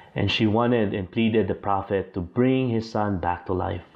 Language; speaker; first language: English; non-native, local second language; Filipino